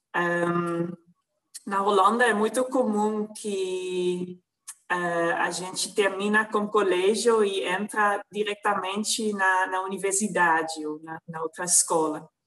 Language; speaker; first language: Portuguese; non-native, fluent; Dutch